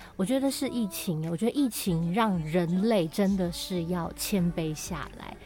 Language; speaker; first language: Chinese; native; Chinese